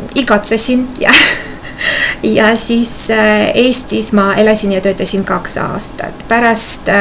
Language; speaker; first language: Estonian; non-native, local second language; Russian